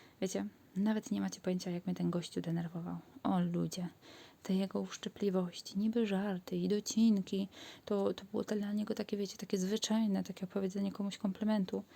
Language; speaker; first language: Polish; native; Polish